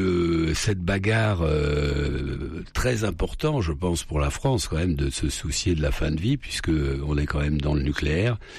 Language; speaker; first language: French; native; French